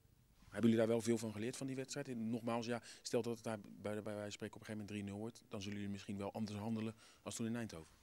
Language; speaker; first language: Dutch; native; Dutch